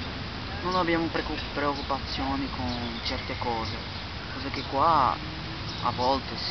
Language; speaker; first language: Italian; non-native, learner; Portuguese